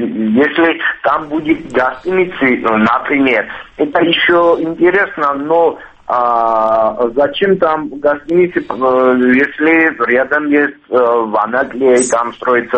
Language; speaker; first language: Russian; non-native, fluent; Georgian